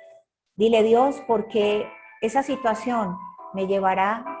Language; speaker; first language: Spanish; native; Spanish